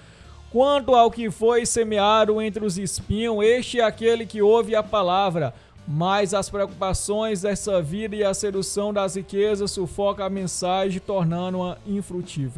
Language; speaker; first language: Portuguese; native; Portuguese